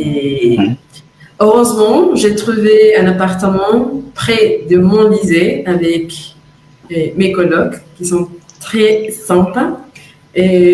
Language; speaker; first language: French; non-native, fluent; Spanish